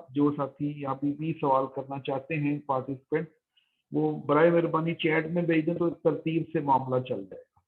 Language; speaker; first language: Urdu; native; Urdu